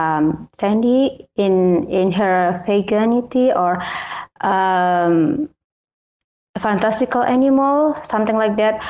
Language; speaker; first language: English; non-native, learner; Indonesian